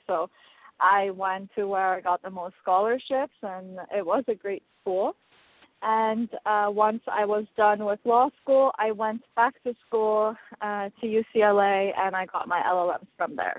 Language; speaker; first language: English; non-native, fluent; Persian